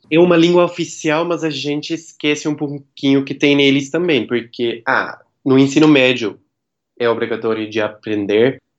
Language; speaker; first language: Portuguese; non-native, fluent; Dutch